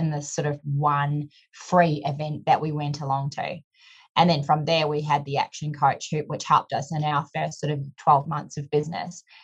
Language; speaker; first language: English; native; English